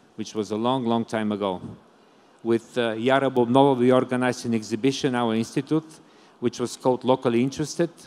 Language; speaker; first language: English; non-native, fluent; Bulgarian